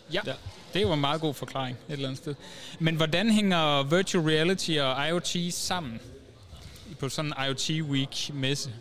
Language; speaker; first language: Danish; native; Danish